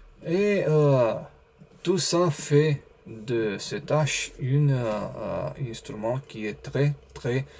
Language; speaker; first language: French; non-native, learner; Romanian